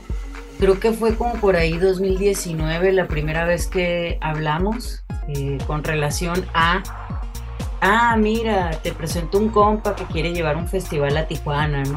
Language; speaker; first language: Spanish; native; Spanish